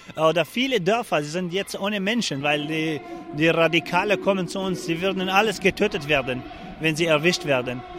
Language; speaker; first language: German; non-native, learner; Kurdish